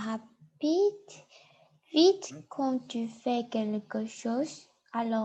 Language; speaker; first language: French; non-native, learner; Chinese